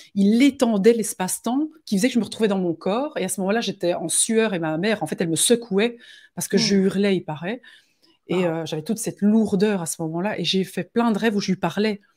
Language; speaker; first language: French; native; French